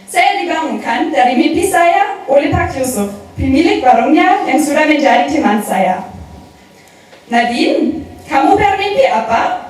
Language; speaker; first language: Indonesian; non-native, learner; German